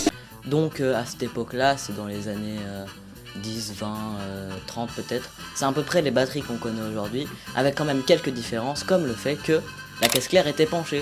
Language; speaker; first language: French; native; French